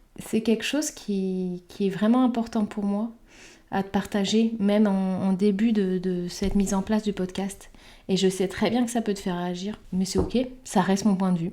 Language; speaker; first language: French; native; French